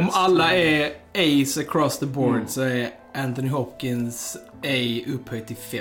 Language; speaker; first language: Swedish; native; Swedish